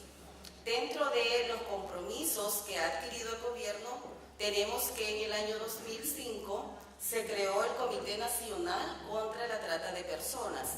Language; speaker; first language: Spanish; native; Spanish